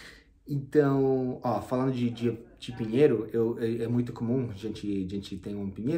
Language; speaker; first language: Portuguese; non-native, fluent; English